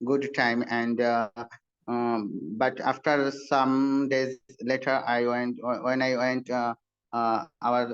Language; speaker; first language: English; non-native, learner; Bangla